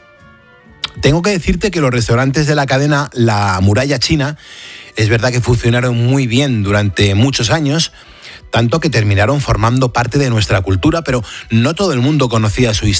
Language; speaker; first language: Spanish; native; Spanish